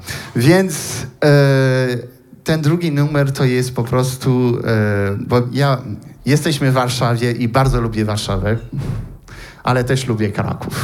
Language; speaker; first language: Polish; early bilingual, heritage; Polish